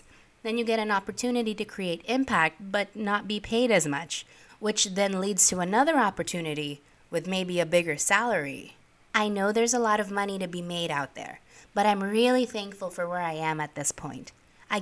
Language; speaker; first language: English; native; English